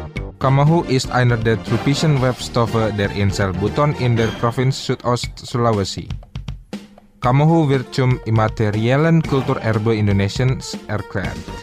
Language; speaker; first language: German; non-native, fluent; Indonesian